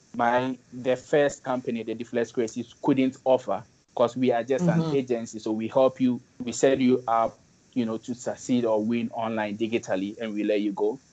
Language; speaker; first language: English; non-native, local second language; Akan